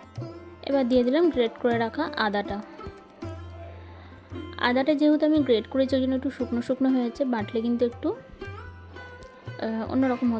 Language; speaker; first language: Bangla; native; Bangla